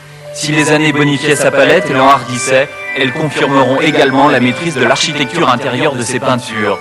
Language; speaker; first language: French; native; French